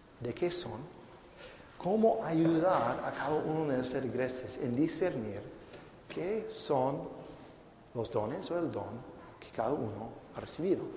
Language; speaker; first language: Spanish; non-native, fluent; English